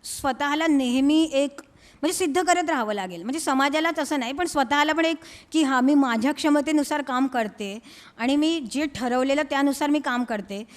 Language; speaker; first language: Marathi; native; Marathi